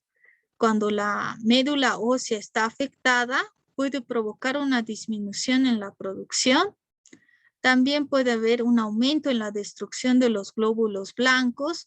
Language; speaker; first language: Spanish; native; Spanish